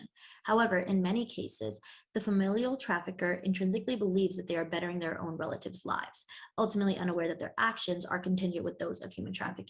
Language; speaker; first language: English; native; English